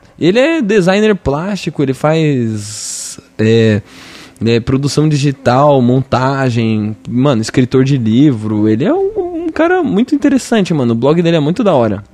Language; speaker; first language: Portuguese; native; Portuguese